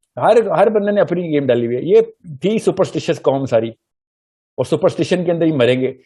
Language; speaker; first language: Urdu; early bilingual, heritage; Urdu